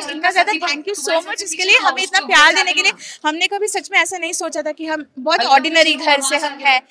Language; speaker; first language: Hindi; non-native, local second language; Bangla